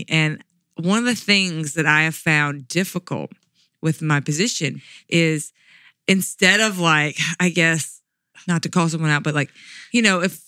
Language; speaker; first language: English; native; English